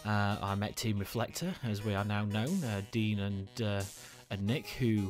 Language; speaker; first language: English; native; English